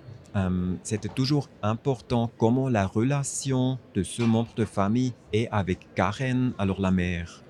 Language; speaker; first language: French; non-native, fluent; German